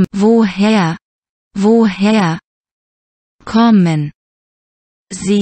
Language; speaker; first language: German; non-native, learner; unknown